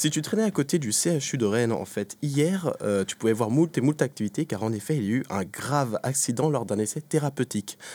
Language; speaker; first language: French; native; French